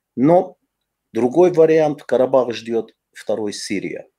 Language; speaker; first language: Russian; non-native, fluent; Azerbaijani